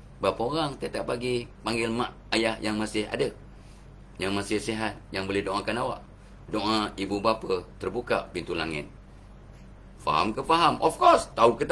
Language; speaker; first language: Malay; native; Malay